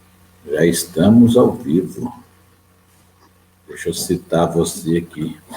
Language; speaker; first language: Portuguese; native; Portuguese